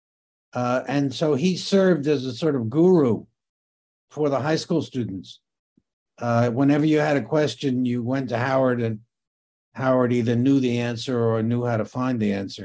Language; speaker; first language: English; native; English